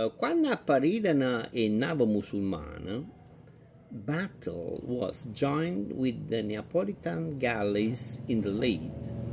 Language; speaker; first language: English; non-native, fluent; Italian